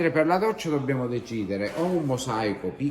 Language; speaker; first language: Italian; native; Italian